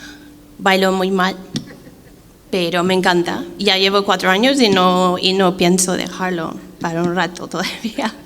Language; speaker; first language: Spanish; non-native, fluent; English